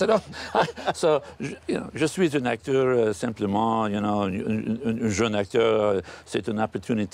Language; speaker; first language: French; non-native, learner; English